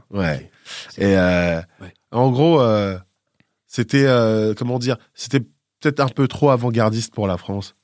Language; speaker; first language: French; native; French